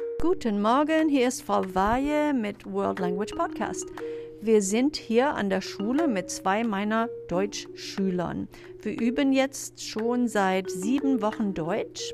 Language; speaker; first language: German; non-native, fluent; English